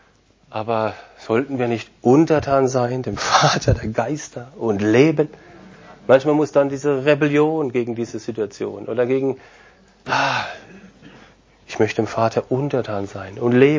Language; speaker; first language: German; non-native, fluent; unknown